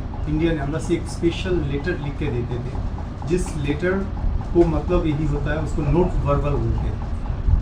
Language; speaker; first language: Hindi; non-native, local second language; Bangla